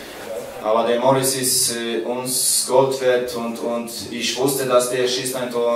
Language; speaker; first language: German; non-native, fluent; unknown